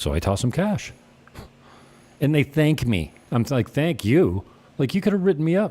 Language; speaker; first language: English; native; English